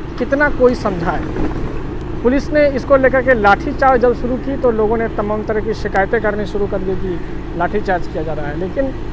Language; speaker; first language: Hindi; native; Hindi